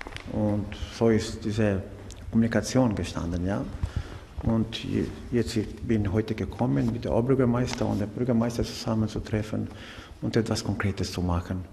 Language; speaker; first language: German; non-native, learner; Macedonian